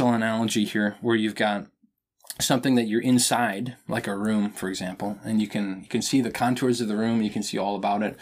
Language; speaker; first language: English; native; English